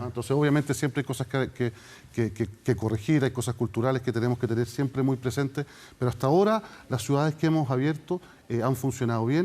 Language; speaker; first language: Spanish; native; Spanish